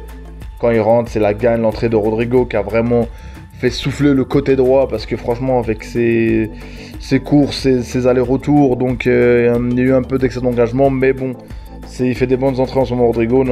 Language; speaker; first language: French; native; French